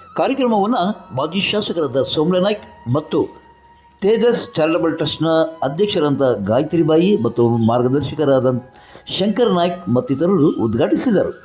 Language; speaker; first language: Kannada; native; Kannada